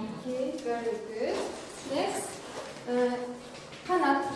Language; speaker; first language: English; non-native, learner; Kazakh